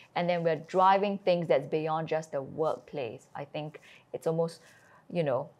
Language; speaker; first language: English; native; English